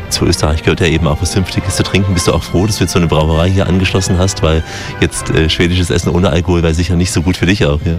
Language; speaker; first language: German; native; German